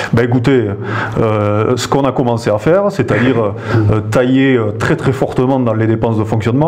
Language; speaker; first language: French; native; French